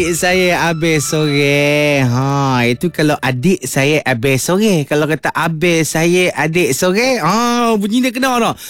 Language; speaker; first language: Malay; native; Malay